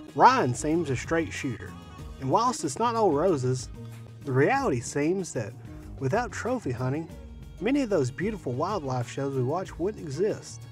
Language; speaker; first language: English; native; English